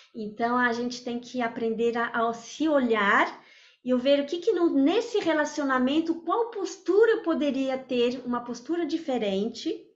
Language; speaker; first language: Portuguese; early bilingual, other home language; French